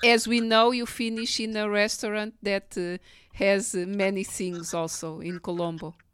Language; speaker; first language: English; non-native, fluent; Portuguese